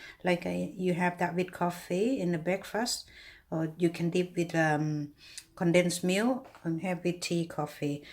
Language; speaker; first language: English; non-native, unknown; Thai